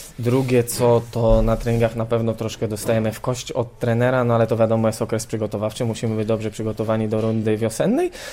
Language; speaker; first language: Polish; native; Polish